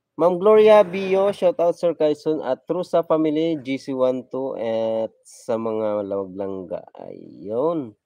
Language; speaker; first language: Filipino; non-native, local second language; Cebuano